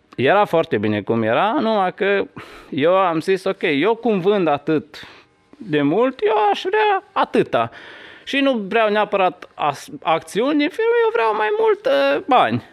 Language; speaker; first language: Romanian; non-native, local second language; Hungarian